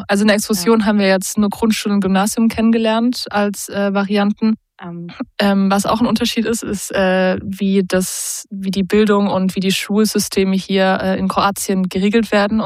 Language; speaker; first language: German; native; German